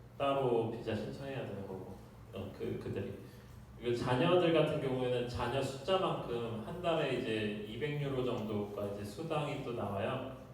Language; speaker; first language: Korean; native; Korean